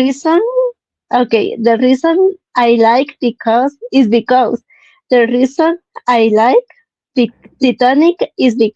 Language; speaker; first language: English; non-native, learner; Spanish